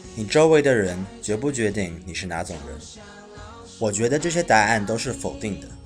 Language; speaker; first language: Chinese; early bilingual, heritage; Chinese